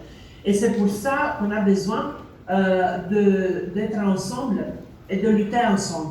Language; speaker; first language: French; non-native, learner; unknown